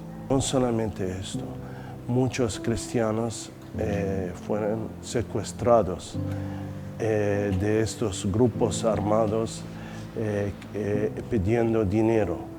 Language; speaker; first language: Spanish; non-native, fluent; Arabic